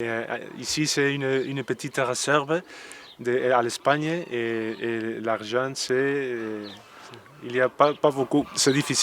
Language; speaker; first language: French; non-native, learner; Spanish